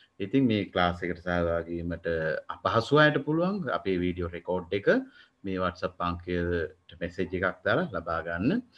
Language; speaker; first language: Sinhala; non-native, local second language; Tamil